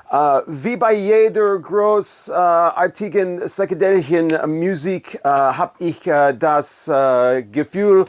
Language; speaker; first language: German; non-native, learner; English